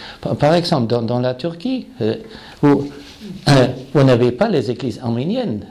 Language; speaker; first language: French; non-native, fluent; German